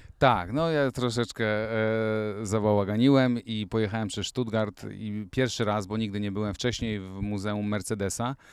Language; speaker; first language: Polish; native; Polish